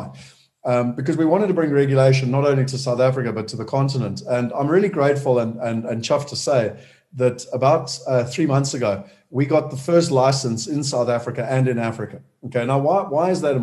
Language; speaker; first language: English; native; English